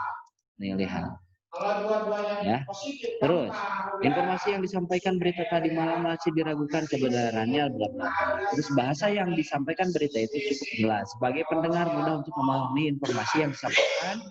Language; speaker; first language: Indonesian; native; Indonesian